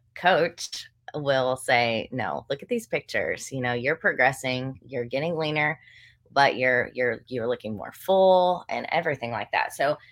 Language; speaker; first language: English; native; English